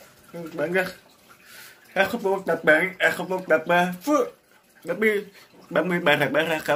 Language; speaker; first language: Indonesian; non-native, learner; Vietnamese